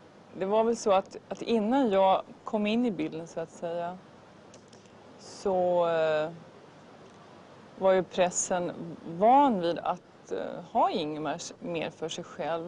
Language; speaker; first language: Swedish; native; Swedish